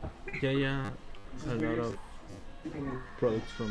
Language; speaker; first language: English; non-native, learner; Spanish